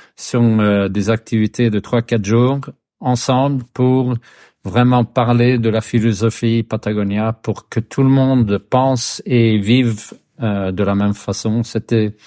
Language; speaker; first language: French; non-native, fluent; Swedish